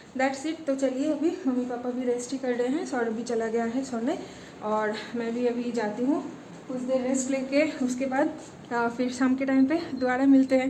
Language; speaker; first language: Hindi; non-native, local second language; Bangla